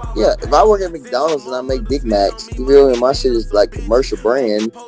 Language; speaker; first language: English; native; English